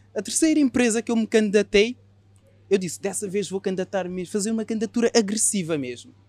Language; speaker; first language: Portuguese; non-native, local second language; Kabuverdianu